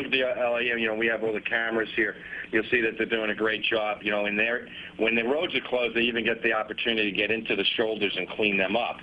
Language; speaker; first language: English; native; English